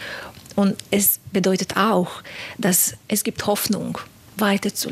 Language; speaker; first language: German; non-native, fluent; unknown